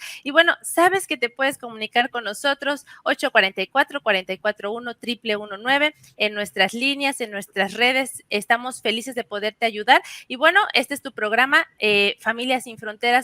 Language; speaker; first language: Spanish; native; Spanish